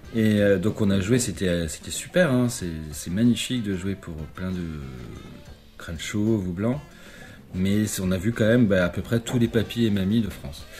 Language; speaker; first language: French; native; French